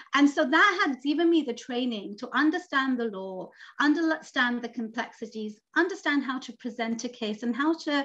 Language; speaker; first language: English; native; English